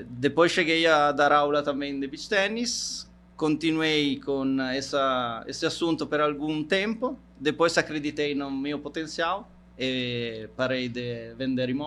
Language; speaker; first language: Portuguese; non-native, fluent; Italian